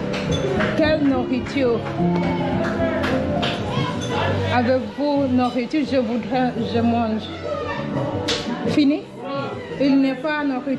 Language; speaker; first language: French; non-native, learner; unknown